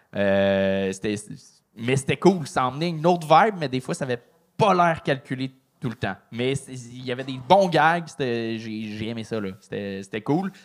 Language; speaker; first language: French; native; French